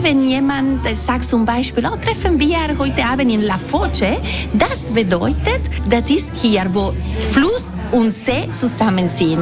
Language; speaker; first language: German; non-native, fluent; Italian